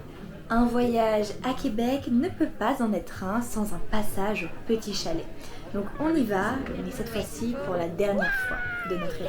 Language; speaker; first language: French; native; French